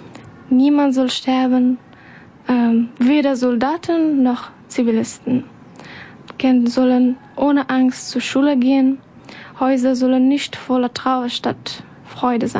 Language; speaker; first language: German; non-native, learner; Persian